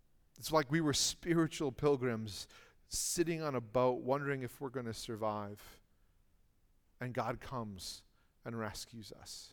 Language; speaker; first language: English; native; English